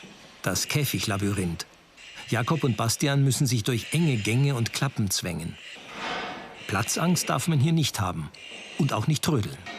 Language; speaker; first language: German; native; German